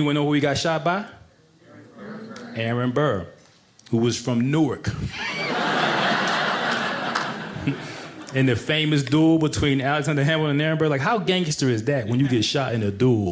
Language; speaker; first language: English; native; English